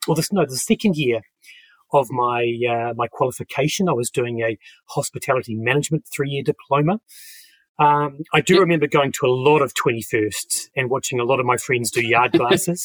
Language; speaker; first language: English; native; English